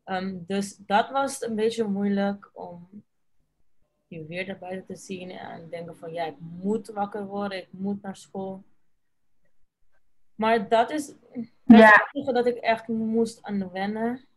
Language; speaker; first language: Dutch; non-native, local second language; Papiamento